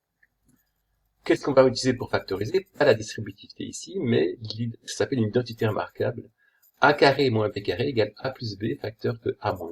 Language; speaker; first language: French; native; French